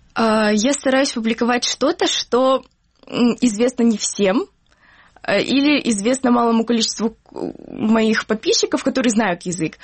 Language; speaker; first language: Russian; native; Russian